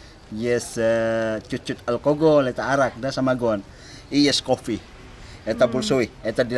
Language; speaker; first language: Russian; non-native, learner; Indonesian